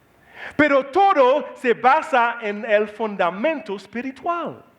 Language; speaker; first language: Spanish; non-native, learner; Haitian Creole